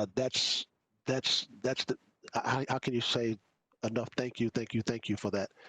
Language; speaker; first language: English; native; English